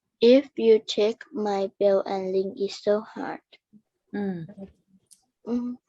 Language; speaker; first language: English; non-native, learner; Thai